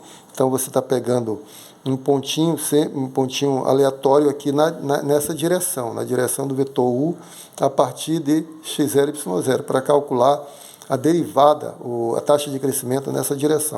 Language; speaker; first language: Portuguese; native; Portuguese